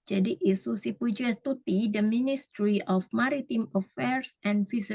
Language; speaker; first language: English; non-native, fluent; Indonesian